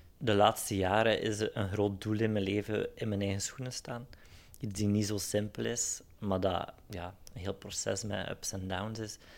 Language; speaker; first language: Dutch; native; Dutch